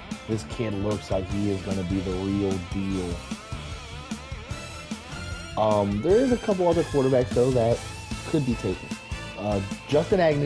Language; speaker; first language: English; native; English